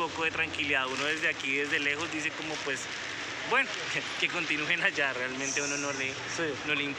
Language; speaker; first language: Spanish; native; Spanish